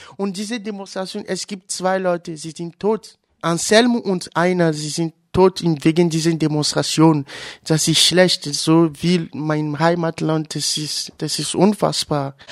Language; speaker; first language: German; non-native, learner; Ewe